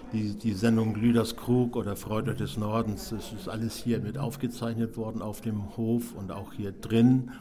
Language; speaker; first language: German; native; German